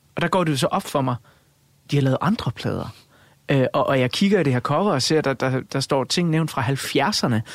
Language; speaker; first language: Danish; native; Danish